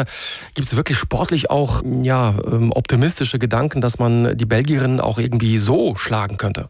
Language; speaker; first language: German; native; German